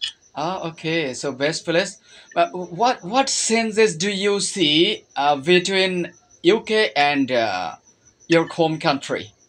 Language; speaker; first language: English; non-native, fluent; Bangla